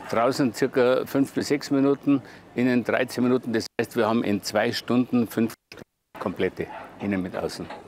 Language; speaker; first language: German; native; German